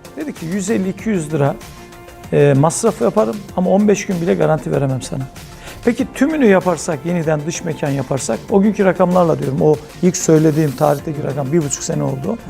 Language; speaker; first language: Turkish; native; Turkish